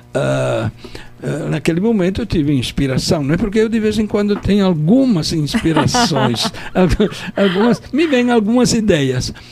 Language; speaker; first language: Portuguese; non-native, fluent; Italian